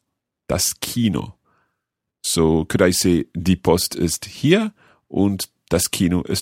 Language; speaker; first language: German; non-native, learner; English